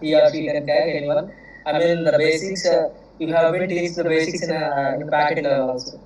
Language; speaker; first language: English; non-native, local second language; Telugu